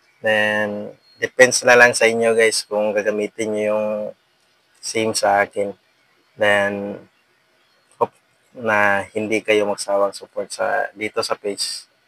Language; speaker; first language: Filipino; non-native, local second language; Cebuano